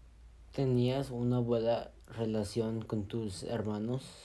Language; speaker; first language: Spanish; early bilingual, heritage; Spanish